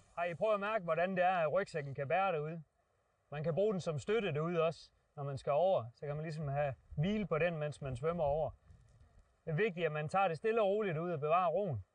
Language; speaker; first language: Danish; native; Danish